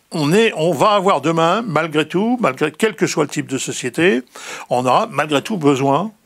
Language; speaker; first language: French; native; French